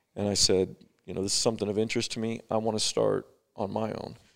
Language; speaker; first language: English; native; English